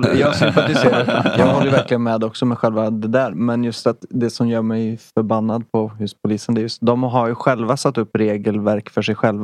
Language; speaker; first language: Swedish; native; Swedish